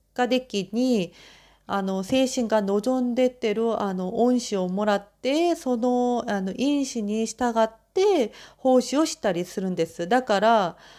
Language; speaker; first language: Japanese; non-native, fluent; Korean